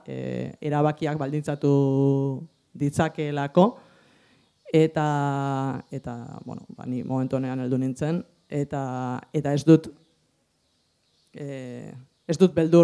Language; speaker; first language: Basque; native; Basque